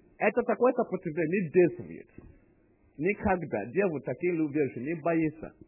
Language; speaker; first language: Russian; non-native, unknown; English